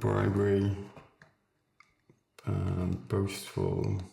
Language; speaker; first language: English; native; English